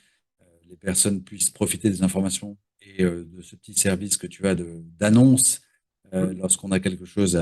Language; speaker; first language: French; native; French